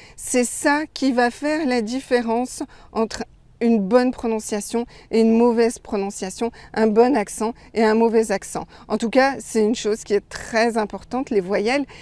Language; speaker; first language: French; native; French